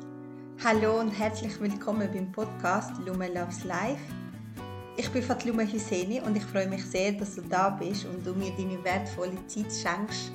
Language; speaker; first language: German; early bilingual, other home language; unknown